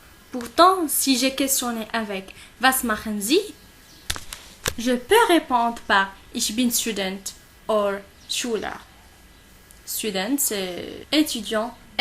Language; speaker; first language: French; non-native, local second language; Arabic